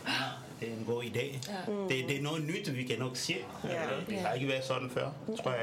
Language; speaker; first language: Danish; non-native, fluent; French